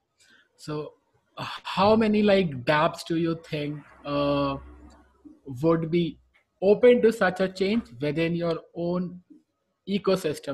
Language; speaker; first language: English; non-native, local second language; Hindi